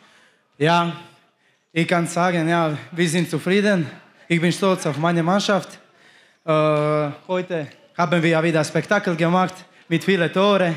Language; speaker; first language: German; non-native, learner; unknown